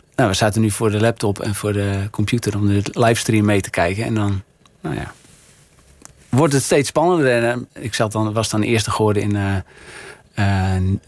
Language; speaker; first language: Dutch; native; Dutch